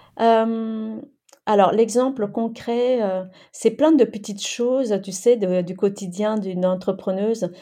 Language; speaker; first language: French; early bilingual, other home language; Khmer